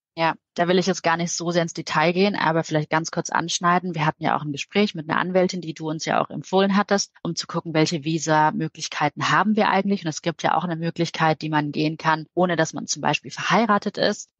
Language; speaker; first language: German; native; German